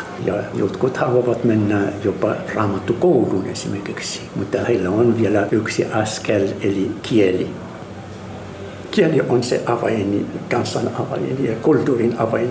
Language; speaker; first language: Finnish; non-native, learner; Arabic